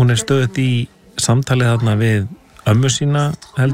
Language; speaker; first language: Icelandic; native; Icelandic